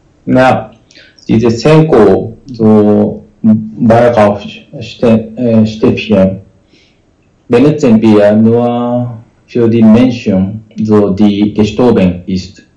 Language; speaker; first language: German; non-native, learner; Japanese